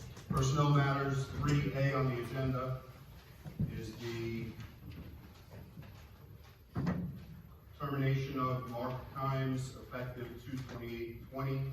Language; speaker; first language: English; native; English